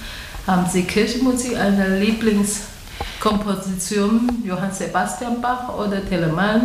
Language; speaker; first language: German; non-native, learner; Chinese